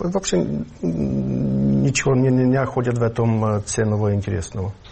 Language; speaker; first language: Russian; non-native, fluent; Czech